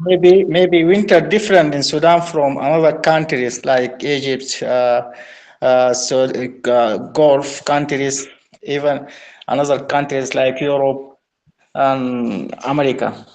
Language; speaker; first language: English; non-native, learner; Arabic